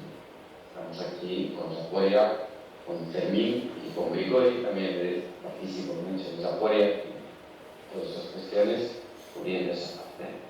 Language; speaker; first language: Spanish; non-native, learner; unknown